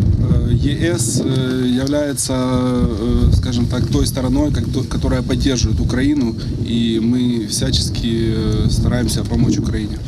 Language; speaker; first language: Russian; non-native, fluent; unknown